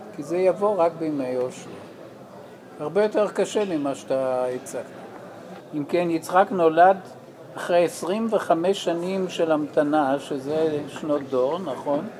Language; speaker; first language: Hebrew; non-native, fluent; English